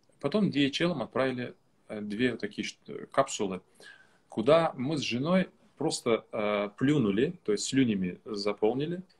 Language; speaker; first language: Russian; non-native, local second language; Uzbek